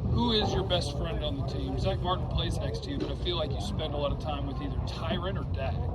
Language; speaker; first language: English; native; English